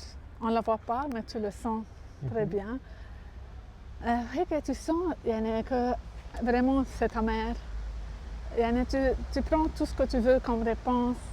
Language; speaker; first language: French; non-native, local second language; Arabic